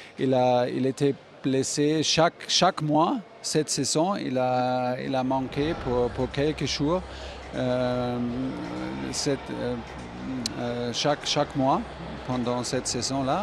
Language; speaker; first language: French; non-native, fluent; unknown